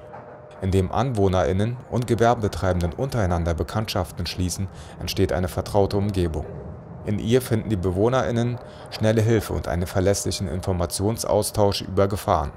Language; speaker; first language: German; native; German